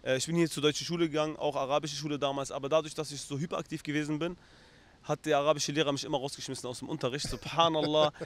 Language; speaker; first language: German; early bilingual, other home language; Arabic